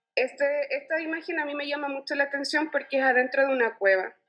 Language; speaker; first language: Spanish; native; Spanish